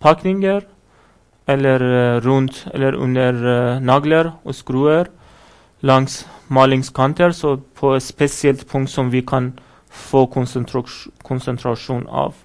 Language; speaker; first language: Norwegian; non-native, fluent; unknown